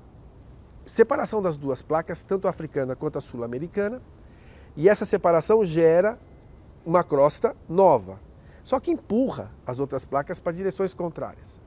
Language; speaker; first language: Portuguese; native; Portuguese